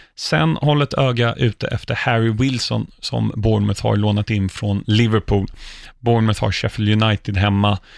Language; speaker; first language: Swedish; native; Swedish